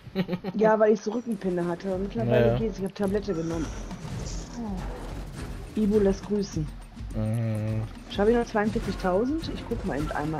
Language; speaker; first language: German; native; German